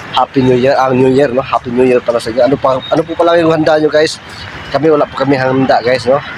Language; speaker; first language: Filipino; non-native, local second language; Cebuano